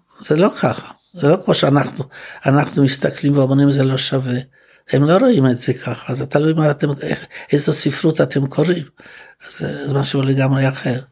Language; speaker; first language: Hebrew; non-native, fluent; Polish